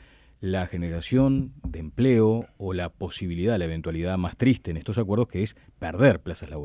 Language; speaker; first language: Spanish; native; Spanish